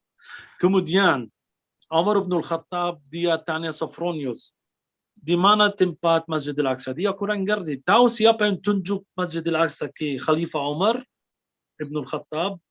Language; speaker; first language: Indonesian; non-native, fluent; Arabic